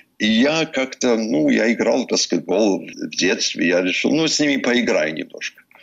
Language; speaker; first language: Russian; early bilingual, heritage; Russian